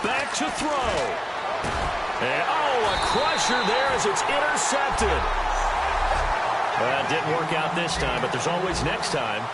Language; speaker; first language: English; native; English